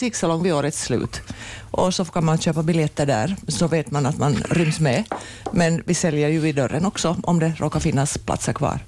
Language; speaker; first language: Swedish; native; Swedish